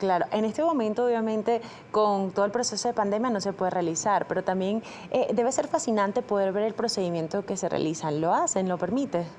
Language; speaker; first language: Spanish; native; Spanish